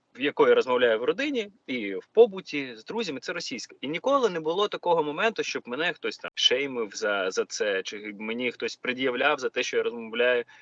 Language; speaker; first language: Ukrainian; non-native, local second language; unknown